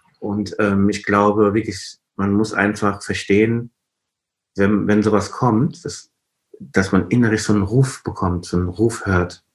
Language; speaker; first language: German; non-native, fluent; Igbo